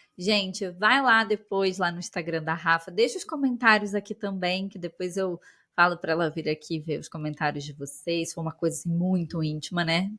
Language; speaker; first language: Portuguese; native; Portuguese